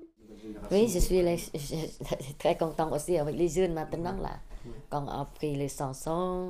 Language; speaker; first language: French; non-native, learner; Khmer